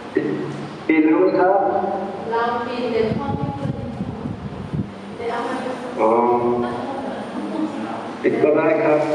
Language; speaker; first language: Thai; non-native, fluent; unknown